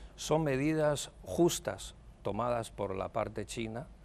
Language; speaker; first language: Spanish; non-native, fluent; Chinese